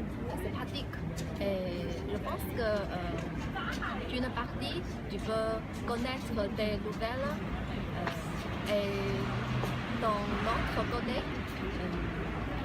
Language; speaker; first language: French; non-native, learner; Chinese